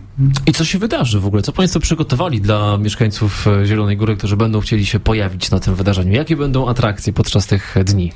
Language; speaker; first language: Polish; native; Polish